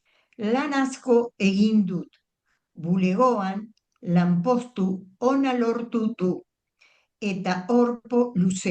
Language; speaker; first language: Basque; non-native, learner; Spanish